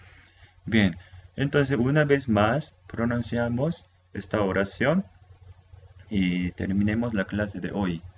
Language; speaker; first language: Spanish; non-native, fluent; Korean